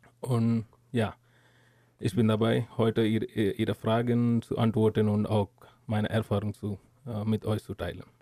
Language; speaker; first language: German; non-native, learner; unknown